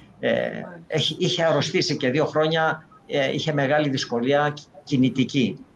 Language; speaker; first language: Greek; native; Greek